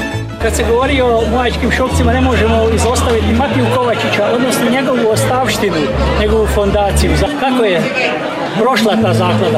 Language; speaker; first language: Serbian; native; Serbian